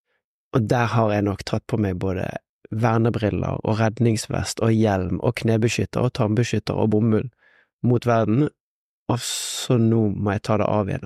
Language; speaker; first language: Norwegian; native; Norwegian